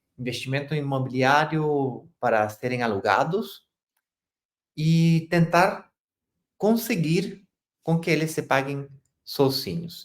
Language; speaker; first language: Portuguese; non-native, fluent; Spanish